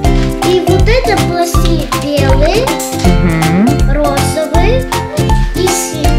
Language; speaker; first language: Russian; early bilingual, heritage; Russian